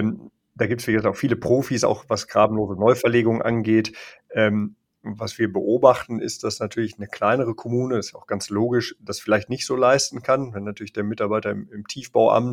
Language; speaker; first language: German; native; German